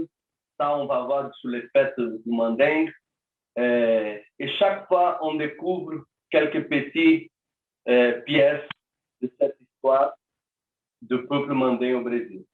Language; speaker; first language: French; non-native, learner; Portuguese